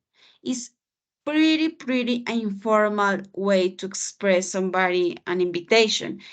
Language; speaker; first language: English; non-native, fluent; Spanish